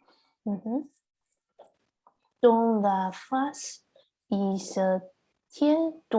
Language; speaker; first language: French; non-native, learner; Chinese